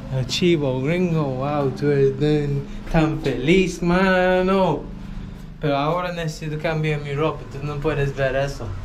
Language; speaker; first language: Spanish; non-native, learner; English